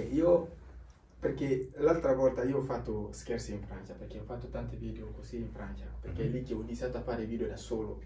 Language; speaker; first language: Italian; non-native, learner; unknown